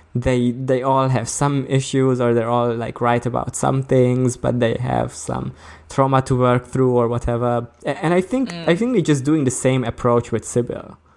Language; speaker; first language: English; early bilingual, other home language; Hungarian